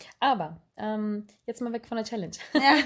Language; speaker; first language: German; native; German